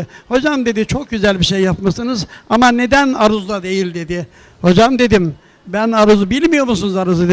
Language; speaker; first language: Turkish; native; Turkish